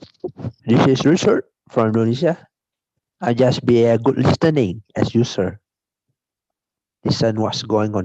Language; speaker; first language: English; non-native, learner; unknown